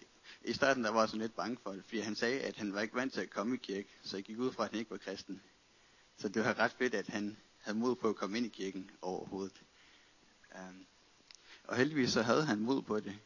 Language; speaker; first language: Danish; native; Danish